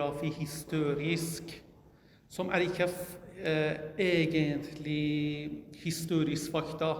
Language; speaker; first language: Norwegian; non-native, learner; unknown